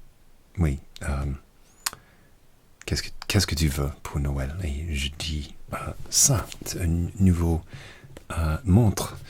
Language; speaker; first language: French; non-native, learner; English